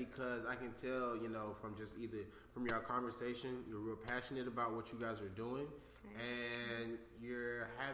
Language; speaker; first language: English; native; English